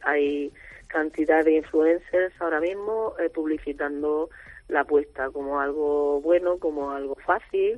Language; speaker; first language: Spanish; native; Spanish